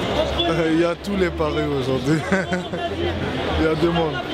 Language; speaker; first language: French; non-native, fluent; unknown